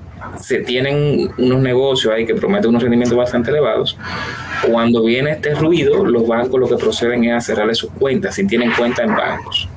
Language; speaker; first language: Spanish; native; Spanish